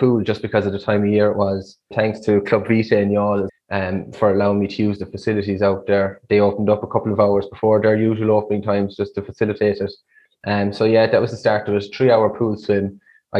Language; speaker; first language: English; native; English